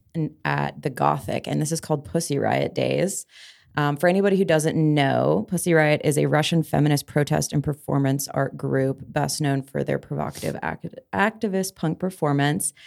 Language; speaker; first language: English; native; English